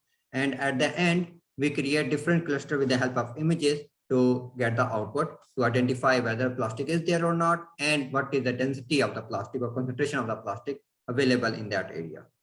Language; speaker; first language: English; non-native, fluent; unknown